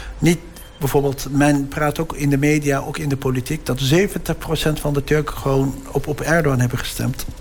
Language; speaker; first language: Dutch; early bilingual, other home language; Turkish